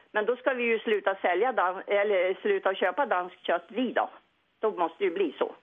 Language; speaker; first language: Swedish; native; Swedish